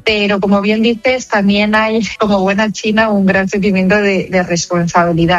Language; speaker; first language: Spanish; native; Spanish